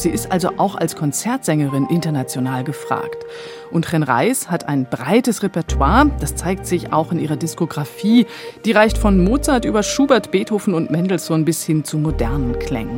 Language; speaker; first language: German; native; German